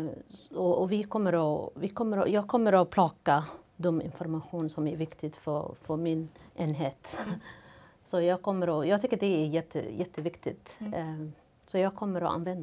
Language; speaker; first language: Swedish; non-native, fluent; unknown